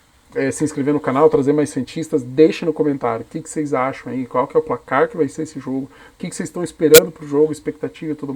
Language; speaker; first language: Portuguese; native; Portuguese